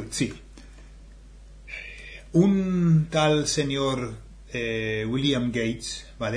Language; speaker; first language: Spanish; non-native, fluent; English